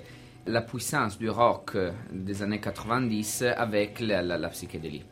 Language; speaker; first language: French; non-native, learner; Italian